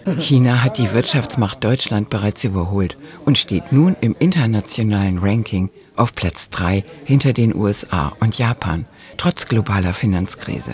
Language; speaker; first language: German; native; German